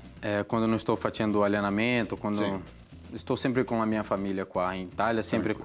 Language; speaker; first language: Italian; non-native, learner; Portuguese